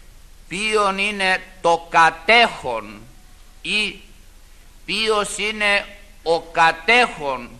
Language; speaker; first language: Greek; native; Greek